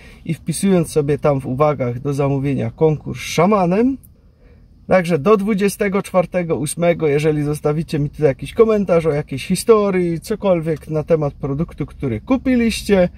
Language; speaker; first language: Polish; native; Polish